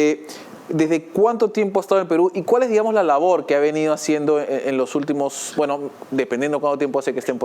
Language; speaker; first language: Spanish; native; Spanish